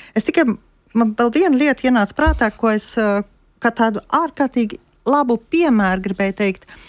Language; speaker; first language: Latvian; early bilingual, heritage; Latvian